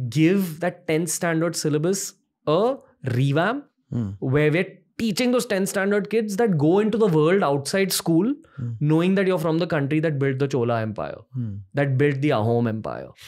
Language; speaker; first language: English; non-native, local second language; Hindi